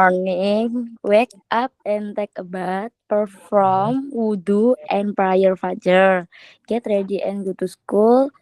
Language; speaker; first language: English; non-native, learner; Indonesian